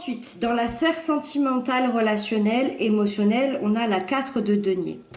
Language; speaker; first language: French; native; French